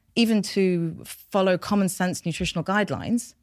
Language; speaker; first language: English; non-native, local second language; Persian